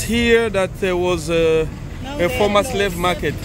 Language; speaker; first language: English; non-native, learner; Lingala